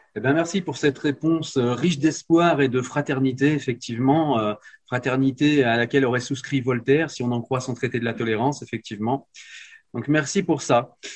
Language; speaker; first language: French; native; French